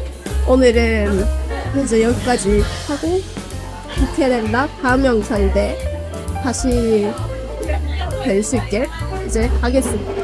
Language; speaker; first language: Korean; non-native, fluent; Turkish